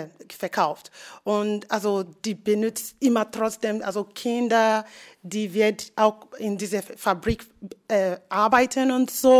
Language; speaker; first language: German; non-native, fluent; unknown